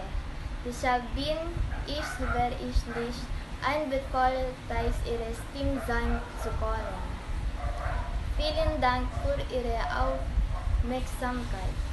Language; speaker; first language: German; non-native, learner; Filipino